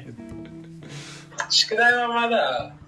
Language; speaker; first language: Japanese; non-native, learner; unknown